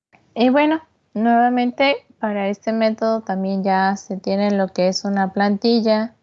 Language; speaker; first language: Spanish; native; Spanish